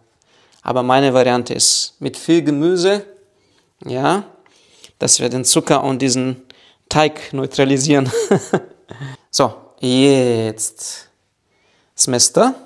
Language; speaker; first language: German; non-native, fluent; Bulgarian